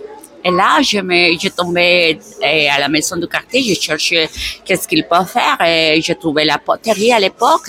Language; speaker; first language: French; non-native, learner; Spanish